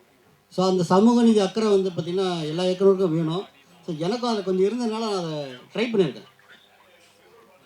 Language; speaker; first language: Tamil; native; Tamil